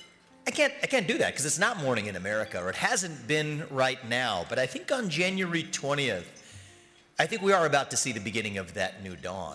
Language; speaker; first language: English; native; English